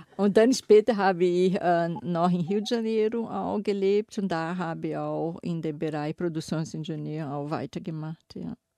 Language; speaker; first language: German; non-native, fluent; Portuguese